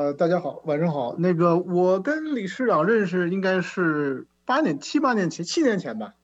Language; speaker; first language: Chinese; native; Chinese